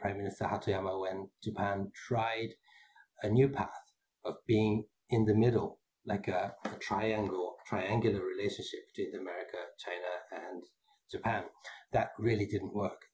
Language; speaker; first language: English; native; English